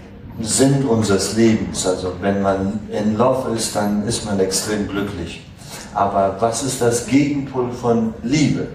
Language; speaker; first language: German; non-native, fluent; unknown